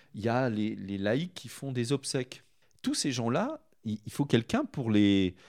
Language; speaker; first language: French; native; French